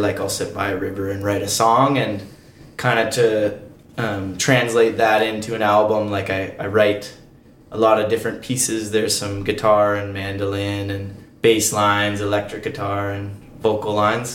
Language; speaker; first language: English; native; English